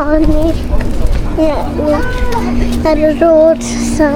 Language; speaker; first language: Nepali; early bilingual, heritage; Nepali